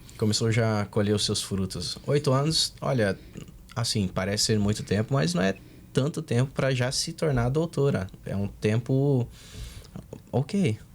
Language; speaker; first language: Portuguese; native; Portuguese